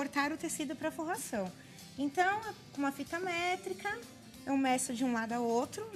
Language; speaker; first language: Portuguese; native; Portuguese